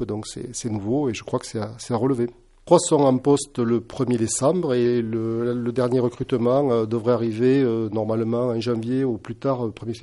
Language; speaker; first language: French; native; French